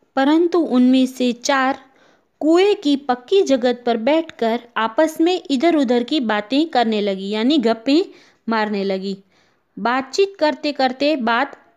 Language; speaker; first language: Hindi; non-native, local second language; Gujarati